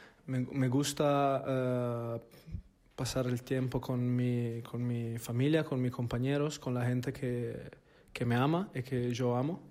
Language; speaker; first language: Spanish; non-native, fluent; Italian